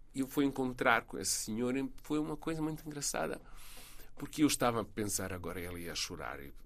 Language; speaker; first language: Portuguese; non-native, fluent; Serbian